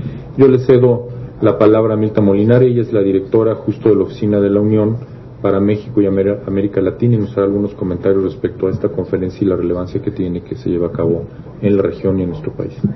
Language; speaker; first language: Spanish; native; Spanish